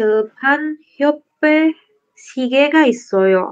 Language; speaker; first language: Korean; non-native, learner; Indonesian